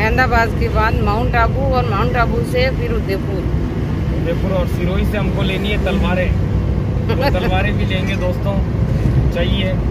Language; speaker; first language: Hindi; non-native, local second language; Gujarati